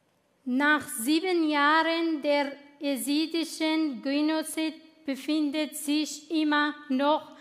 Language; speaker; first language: German; non-native, fluent; Kurdish